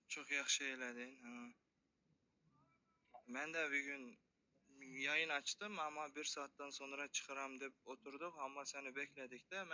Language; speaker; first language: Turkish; non-native, learner; Kazakh